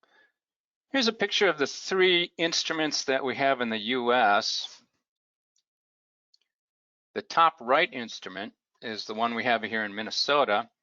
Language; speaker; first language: English; native; English